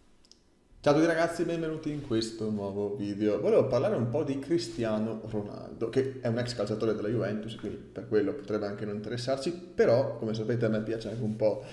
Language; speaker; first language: Italian; native; Italian